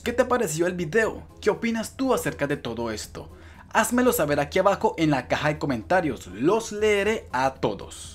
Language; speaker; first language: Spanish; native; Spanish